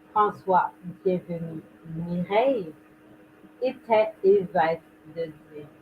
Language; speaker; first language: French; non-native, learner; English